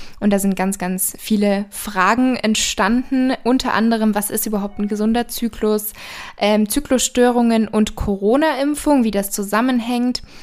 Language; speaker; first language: German; native; German